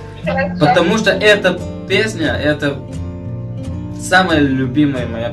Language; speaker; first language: Russian; non-native, fluent; Tajik